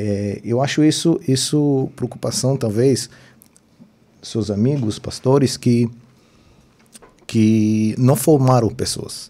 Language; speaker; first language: Portuguese; non-native, fluent; Hebrew